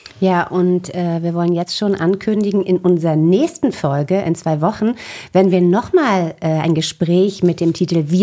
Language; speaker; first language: German; native; German